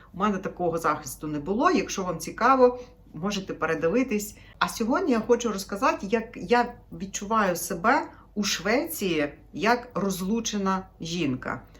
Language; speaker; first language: Ukrainian; native; Ukrainian